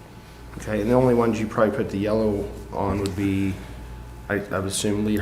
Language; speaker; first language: English; native; English